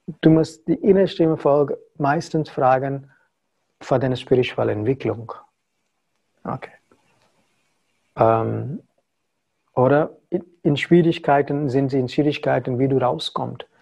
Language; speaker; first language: German; non-native, fluent; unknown